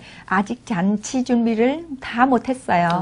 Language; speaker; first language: Korean; non-native, fluent; Vietnamese